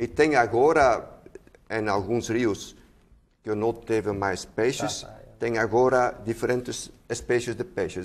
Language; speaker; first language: Portuguese; non-native, fluent; Dutch